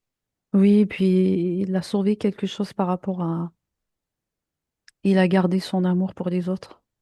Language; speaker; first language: French; native; French